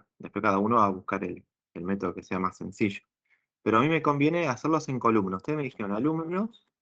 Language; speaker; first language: Spanish; native; Spanish